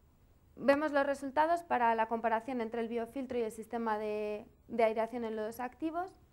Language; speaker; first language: Spanish; native; Spanish